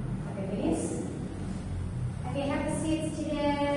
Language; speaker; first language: English; non-native, fluent; Indonesian